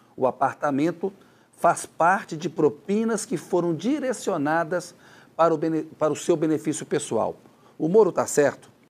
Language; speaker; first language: Portuguese; native; Portuguese